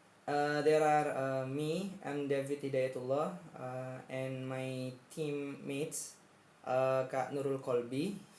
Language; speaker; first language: English; non-native, fluent; Indonesian